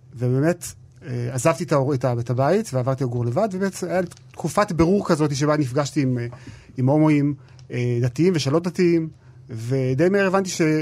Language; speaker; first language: Hebrew; native; Hebrew